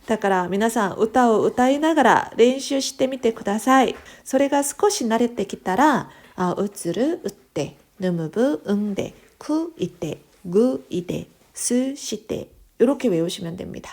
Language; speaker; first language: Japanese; non-native, fluent; Korean